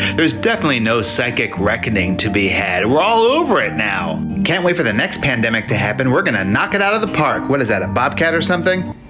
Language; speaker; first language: English; native; English